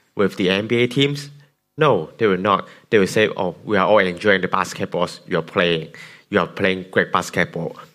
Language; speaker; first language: English; non-native, local second language; Cantonese